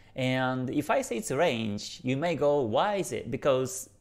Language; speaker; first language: English; non-native, fluent; Japanese